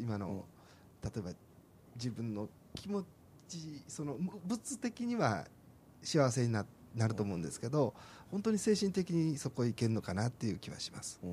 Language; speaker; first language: Japanese; native; Japanese